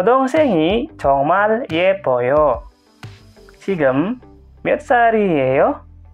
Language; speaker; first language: Korean; non-native, fluent; Indonesian